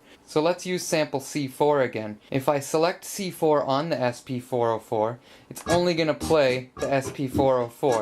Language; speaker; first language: English; native; English